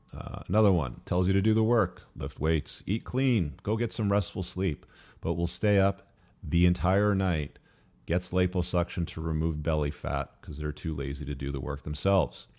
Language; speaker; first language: English; native; English